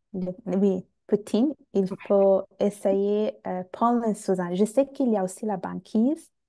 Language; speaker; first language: French; non-native, fluent; Bangla